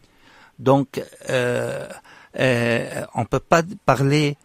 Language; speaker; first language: French; non-native, fluent; Arabic